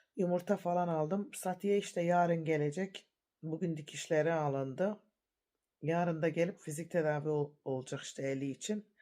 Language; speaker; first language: Turkish; native; Turkish